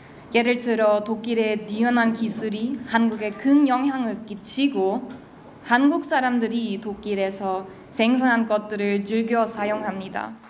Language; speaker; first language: Korean; early bilingual, heritage; Korean